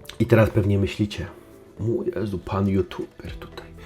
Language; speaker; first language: Polish; native; Polish